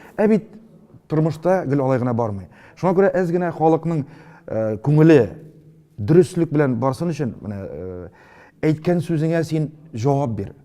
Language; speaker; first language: Tatar; native; Tatar